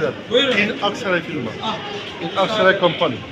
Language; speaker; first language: English; non-native, learner; Turkish